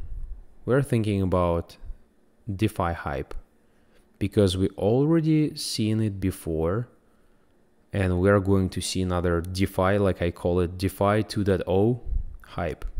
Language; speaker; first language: English; non-native, fluent; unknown